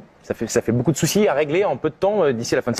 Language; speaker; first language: French; native; French